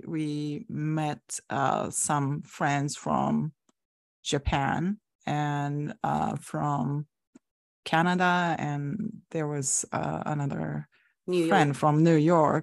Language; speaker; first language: English; non-native, fluent; Japanese